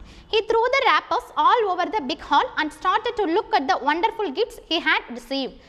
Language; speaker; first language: English; non-native, local second language; Tamil